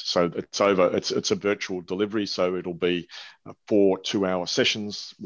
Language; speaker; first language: English; native; English